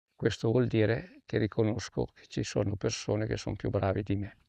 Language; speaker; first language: Italian; native; Italian